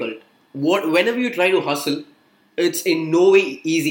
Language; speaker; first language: English; non-native, local second language; Tamil